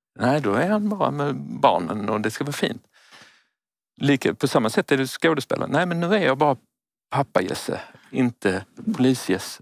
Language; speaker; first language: Swedish; native; Swedish